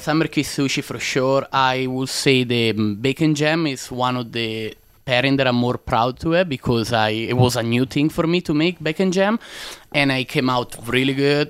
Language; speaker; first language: English; non-native, learner; Italian